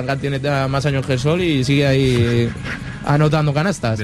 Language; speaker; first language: Spanish; native; Spanish